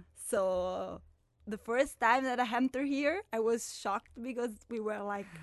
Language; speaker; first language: English; non-native, fluent; Italian